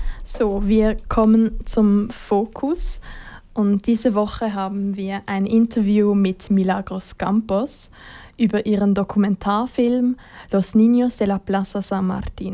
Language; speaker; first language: German; native; German